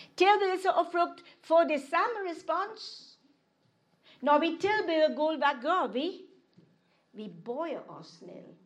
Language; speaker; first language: Danish; non-native, fluent; English